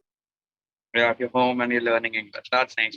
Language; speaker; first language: English; non-native, local second language; Hindi